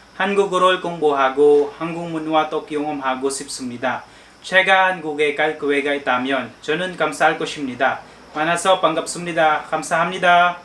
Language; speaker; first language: Korean; non-native, learner; Filipino